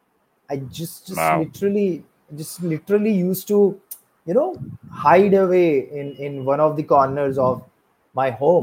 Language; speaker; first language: English; non-native, local second language; Gujarati